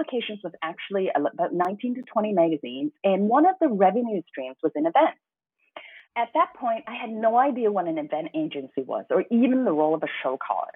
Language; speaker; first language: English; non-native, local second language; Cantonese